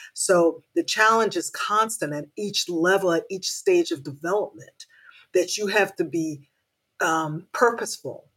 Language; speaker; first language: English; native; English